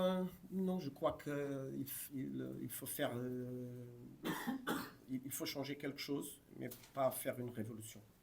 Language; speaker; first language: French; non-native, fluent; Portuguese